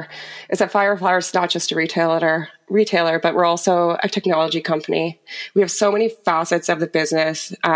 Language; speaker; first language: English; native; English